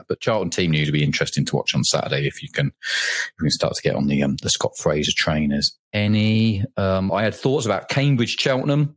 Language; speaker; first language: English; native; English